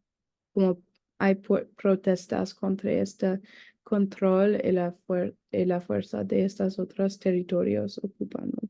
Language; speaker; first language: Spanish; non-native, learner; English